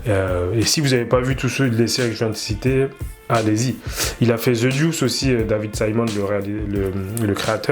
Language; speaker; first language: French; native; French